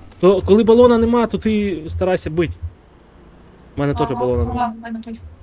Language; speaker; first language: Ukrainian; native; Ukrainian